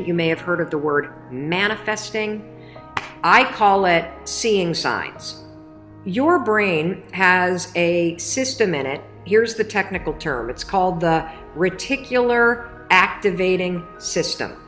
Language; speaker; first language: English; native; English